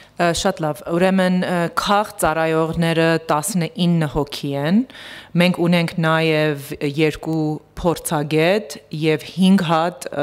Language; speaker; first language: Armenian; early bilingual, heritage; Armenian